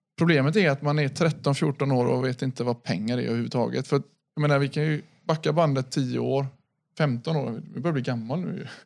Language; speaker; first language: Swedish; native; Swedish